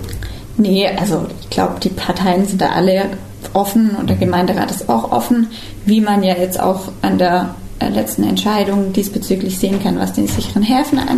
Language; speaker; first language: German; native; German